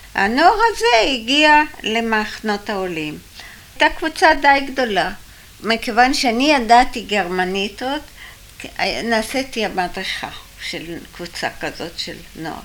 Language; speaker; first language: Hebrew; early bilingual, other home language; German